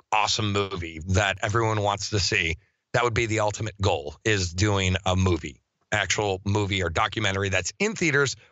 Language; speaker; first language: English; native; English